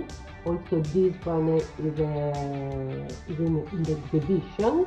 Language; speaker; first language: English; non-native, learner; Italian